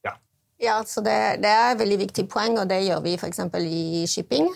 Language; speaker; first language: Norwegian; non-native, fluent; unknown